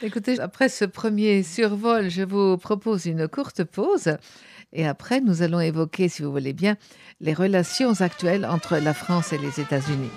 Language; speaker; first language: French; native; French